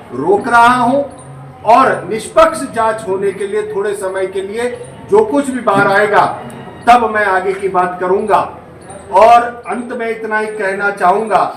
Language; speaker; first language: Hindi; non-native, local second language; Gujarati